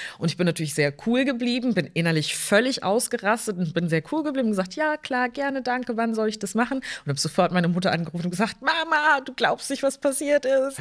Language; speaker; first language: German; early bilingual, other home language; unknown